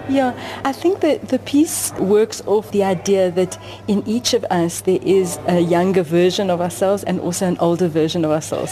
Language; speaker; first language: English; native; English